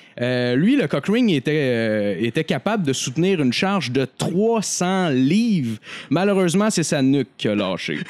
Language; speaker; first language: French; native; French